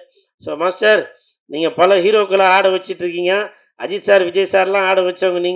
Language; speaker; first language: Tamil; native; Tamil